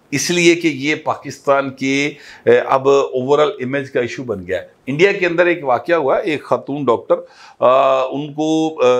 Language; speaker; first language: Urdu; non-native, local second language; Punjabi